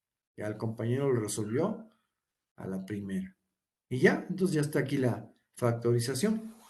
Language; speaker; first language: Spanish; native; Spanish